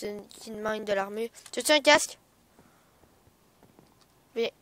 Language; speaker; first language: French; native; French